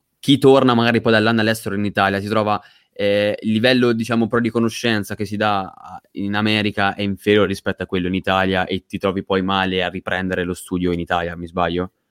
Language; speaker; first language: Italian; native; Italian